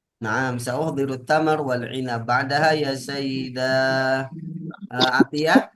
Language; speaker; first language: Arabic; non-native, fluent; Indonesian